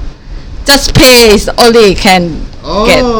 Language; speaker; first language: English; non-native, learner; Thai